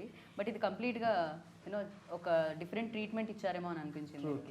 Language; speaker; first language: Telugu; native; Telugu